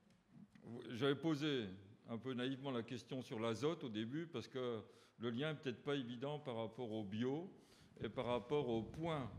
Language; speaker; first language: French; native; French